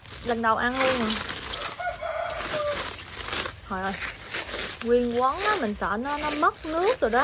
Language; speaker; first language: Vietnamese; native; Vietnamese